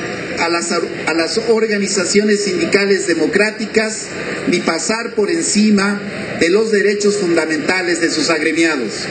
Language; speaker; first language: Spanish; native; Spanish